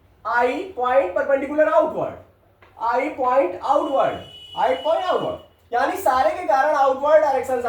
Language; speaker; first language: Hindi; native; Hindi